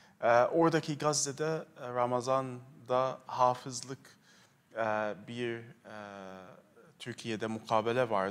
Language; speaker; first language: Turkish; non-native, fluent; Arabic